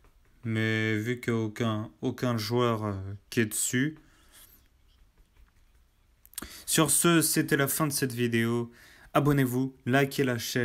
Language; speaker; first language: French; native; French